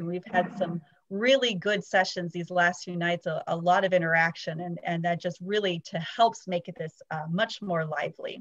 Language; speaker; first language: English; native; English